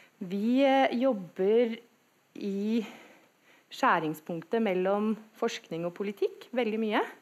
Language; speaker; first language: Norwegian; native; Norwegian